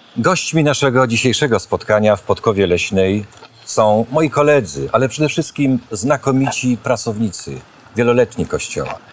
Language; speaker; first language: Polish; native; Polish